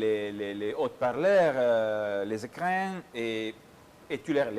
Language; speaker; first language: French; non-native, fluent; Italian